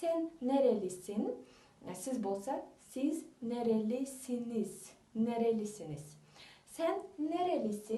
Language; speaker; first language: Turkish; non-native, fluent; Kazakh